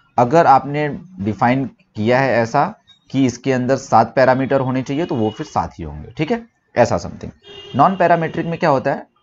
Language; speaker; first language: Hindi; native; Hindi